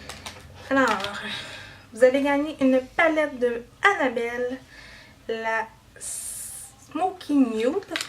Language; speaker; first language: French; native; French